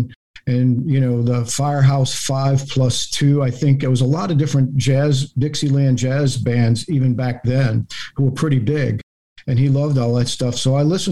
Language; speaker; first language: English; native; English